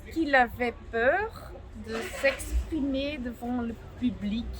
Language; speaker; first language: French; non-native, local second language; Dutch